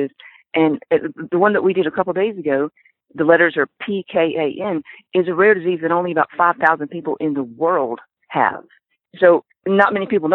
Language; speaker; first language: English; native; English